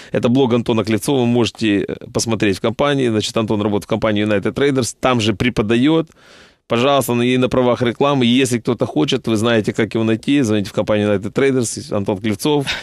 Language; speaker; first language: Russian; native; Russian